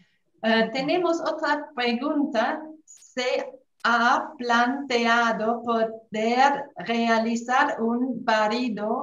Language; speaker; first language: Spanish; non-native, fluent; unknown